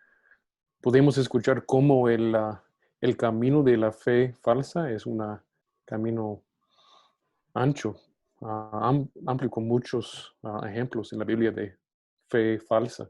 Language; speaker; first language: Spanish; non-native, fluent; English